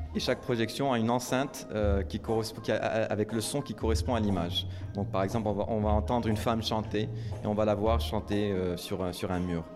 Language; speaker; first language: French; non-native, local second language; Arabic